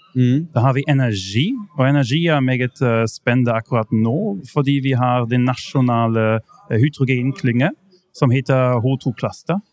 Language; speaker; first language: Norwegian; non-native, fluent; German